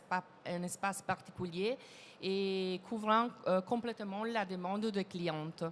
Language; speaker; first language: French; non-native, fluent; Italian